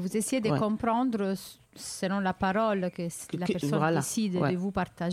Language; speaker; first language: French; native; French